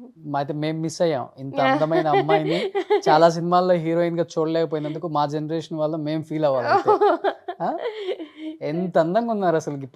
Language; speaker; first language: Telugu; native; Telugu